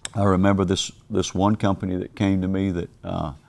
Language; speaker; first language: English; native; English